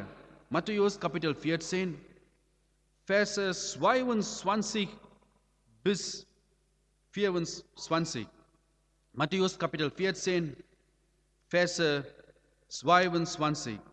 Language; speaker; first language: German; non-native, learner; Amharic